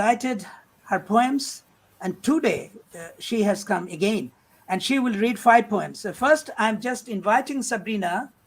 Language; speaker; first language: English; non-native, fluent; Bangla